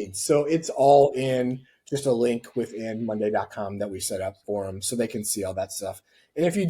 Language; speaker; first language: English; native; English